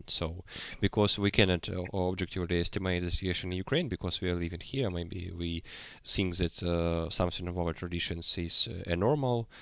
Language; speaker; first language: English; non-native, learner; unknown